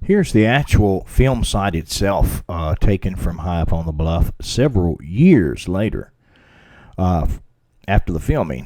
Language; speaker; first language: English; native; English